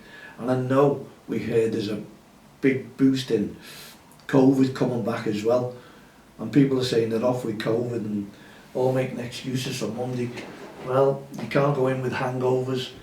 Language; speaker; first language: English; native; English